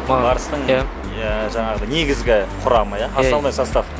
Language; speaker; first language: Kazakh; native; Kazakh